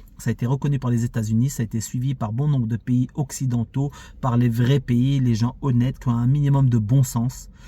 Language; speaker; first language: French; early bilingual, other home language; Arabic